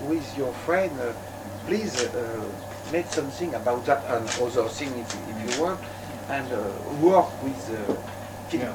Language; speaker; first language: English; non-native, learner; French